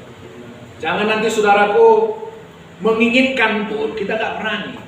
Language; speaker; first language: Indonesian; native; Indonesian